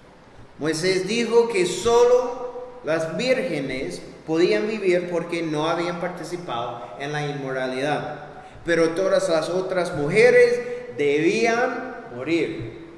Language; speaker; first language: Spanish; non-native, fluent; English